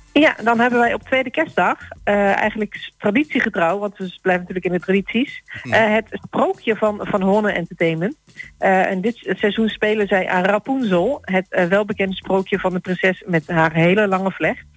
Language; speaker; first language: Dutch; native; Dutch